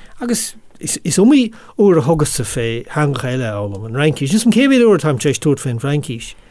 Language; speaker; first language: Irish; non-native, local second language; English